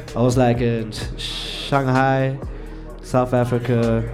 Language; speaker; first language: English; non-native, fluent; German